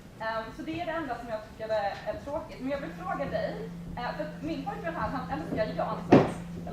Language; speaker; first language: Swedish; native; Swedish